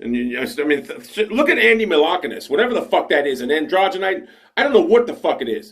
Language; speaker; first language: English; native; English